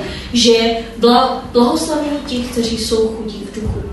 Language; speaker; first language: Czech; non-native, fluent; Korean